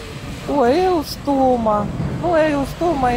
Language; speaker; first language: Russian; native; Russian